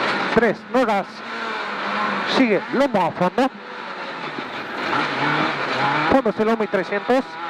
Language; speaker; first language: Spanish; native; Spanish